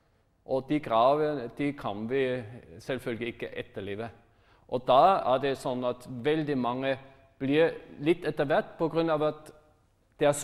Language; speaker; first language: Norwegian; non-native, fluent; German